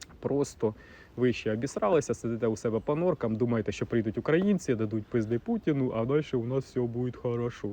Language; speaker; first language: Ukrainian; non-native, local second language; Russian